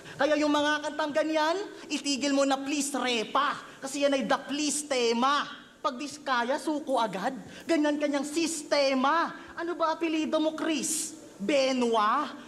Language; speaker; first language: Filipino; non-native, local second language; Hiligaynon